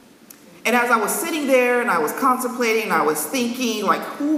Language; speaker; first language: English; native; English